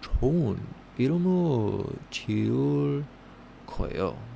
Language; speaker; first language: Korean; non-native, learner; English